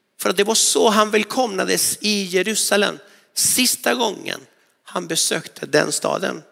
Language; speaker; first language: Swedish; non-native, fluent; Spanish